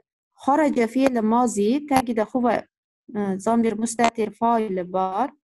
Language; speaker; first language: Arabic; non-native, learner; Uzbek